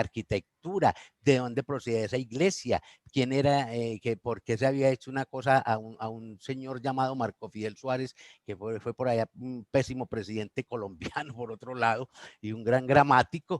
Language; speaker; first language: Spanish; native; Spanish